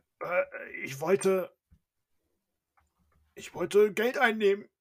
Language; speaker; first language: German; native; German